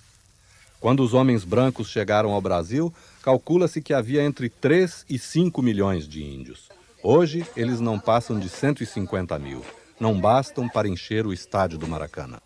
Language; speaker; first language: Portuguese; native; Portuguese